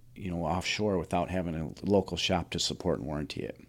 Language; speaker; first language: English; native; English